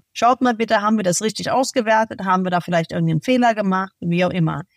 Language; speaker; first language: German; non-native, fluent; English